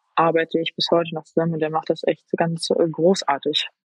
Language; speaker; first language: German; native; German